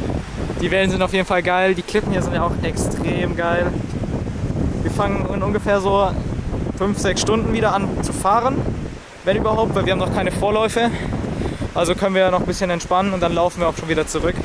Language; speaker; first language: German; native; German